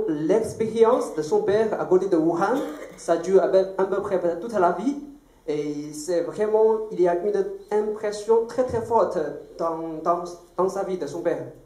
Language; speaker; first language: French; non-native, fluent; Chinese